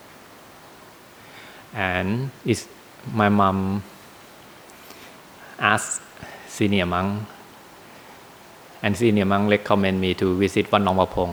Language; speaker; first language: English; non-native, learner; Thai